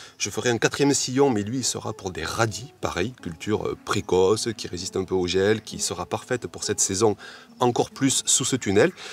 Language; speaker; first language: French; native; French